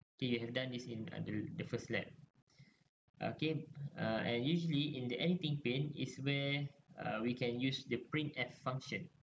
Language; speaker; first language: English; non-native, local second language; Malay